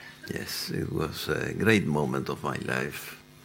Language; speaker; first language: English; non-native, fluent; Spanish